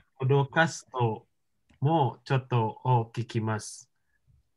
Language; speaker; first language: Japanese; non-native, learner; Indonesian